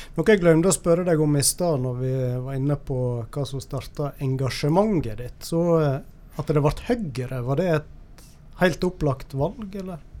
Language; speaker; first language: Norwegian; native; Norwegian